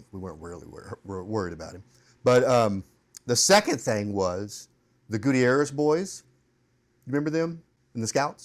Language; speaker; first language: English; native; English